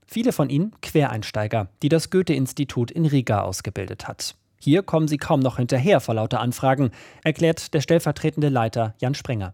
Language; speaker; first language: German; native; German